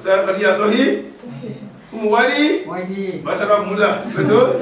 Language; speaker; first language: Arabic; non-native, fluent; Malay